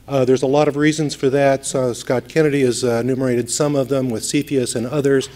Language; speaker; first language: English; native; English